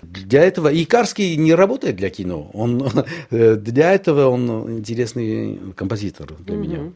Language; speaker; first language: Russian; non-native, local second language; Armenian